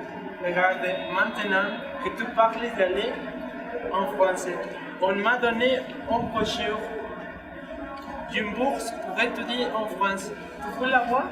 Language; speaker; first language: French; non-native, learner; Spanish